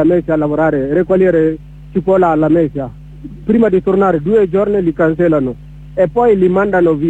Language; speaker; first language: Italian; non-native, learner; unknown